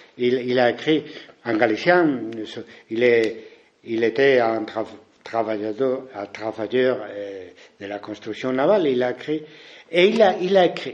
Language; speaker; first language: French; non-native, fluent; Spanish